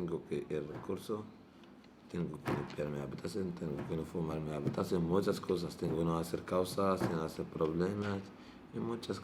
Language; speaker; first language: Spanish; non-native, learner; Arabic